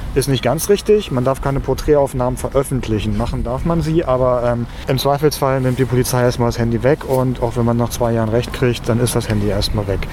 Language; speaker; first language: German; native; German